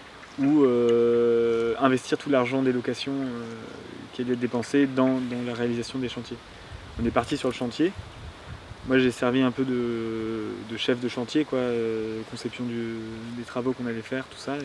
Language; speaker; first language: French; native; French